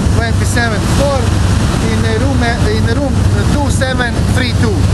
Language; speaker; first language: English; non-native, learner; Croatian